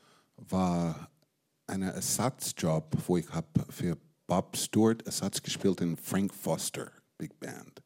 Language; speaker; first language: German; non-native, fluent; English